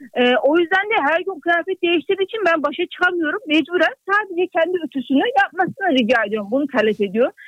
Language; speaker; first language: Turkish; native; Turkish